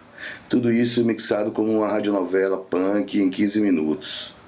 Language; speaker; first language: Portuguese; native; Portuguese